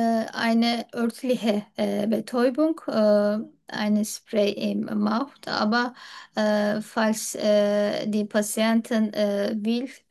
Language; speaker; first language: German; non-native, learner; Turkish